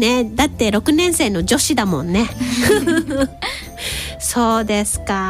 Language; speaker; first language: Japanese; native; Japanese